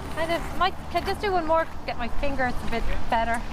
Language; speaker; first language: English; native; English